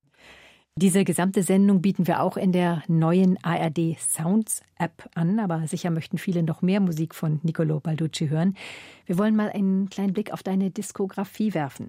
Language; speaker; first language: German; native; German